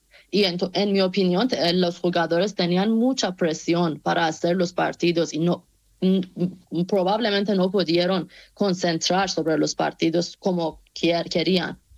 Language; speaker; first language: Spanish; non-native, fluent; Persian